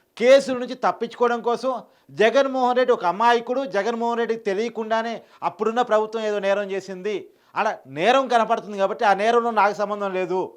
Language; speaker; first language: Telugu; native; Telugu